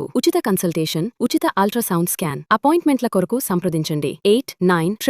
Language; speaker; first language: Telugu; native; Telugu